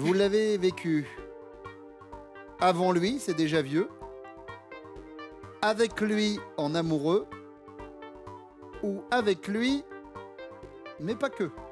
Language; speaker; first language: French; native; French